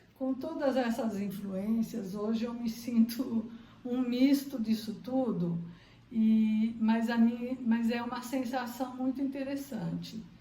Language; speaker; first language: Portuguese; early bilingual, other home language; Armenian